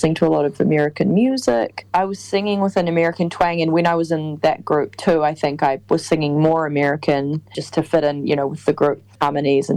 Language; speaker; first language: English; native; English